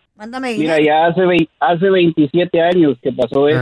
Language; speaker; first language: Spanish; native; Spanish